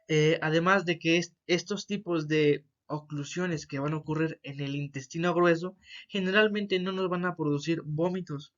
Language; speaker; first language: Spanish; native; Spanish